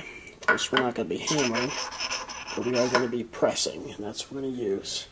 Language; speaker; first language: English; native; English